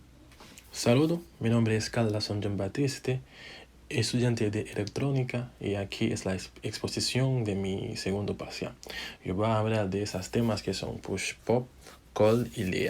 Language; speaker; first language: Spanish; non-native, fluent; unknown